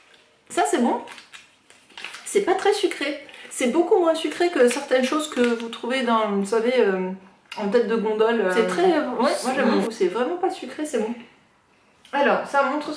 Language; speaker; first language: French; native; French